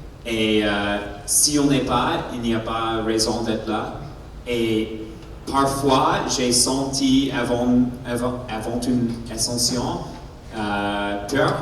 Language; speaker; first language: French; non-native, learner; English